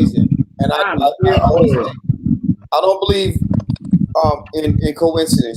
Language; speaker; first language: English; native; English